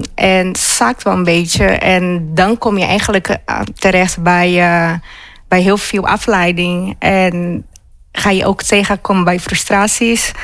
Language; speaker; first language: Dutch; non-native, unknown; Portuguese